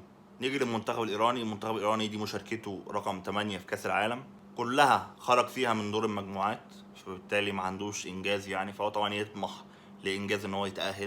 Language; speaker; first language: Arabic; native; Arabic